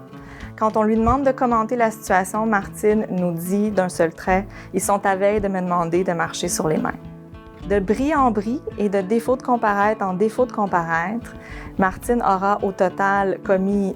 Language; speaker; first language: French; native; French